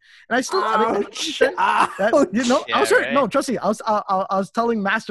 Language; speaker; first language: English; native; English